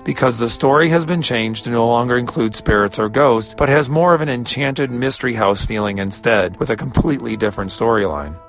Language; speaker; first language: English; native; English